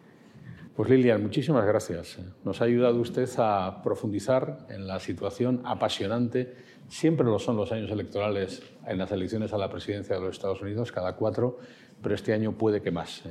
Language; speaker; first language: Spanish; native; Spanish